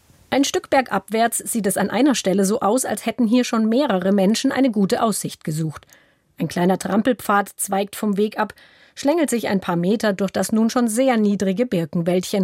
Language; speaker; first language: German; native; German